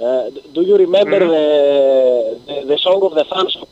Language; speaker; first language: English; non-native, learner; Greek